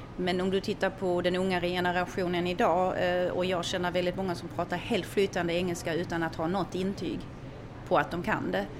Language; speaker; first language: Swedish; non-native, fluent; German